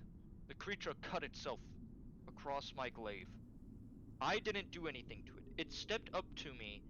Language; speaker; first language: English; native; English